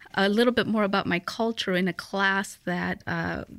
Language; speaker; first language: English; early bilingual, other home language; Spanish